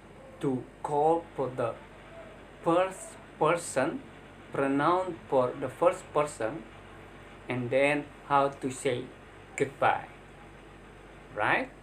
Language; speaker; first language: English; non-native, learner; Indonesian